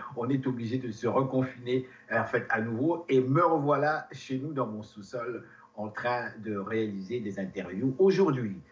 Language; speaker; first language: French; non-native, local second language; Lingala